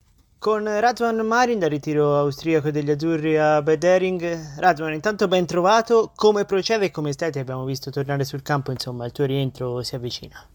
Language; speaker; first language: Italian; native; Italian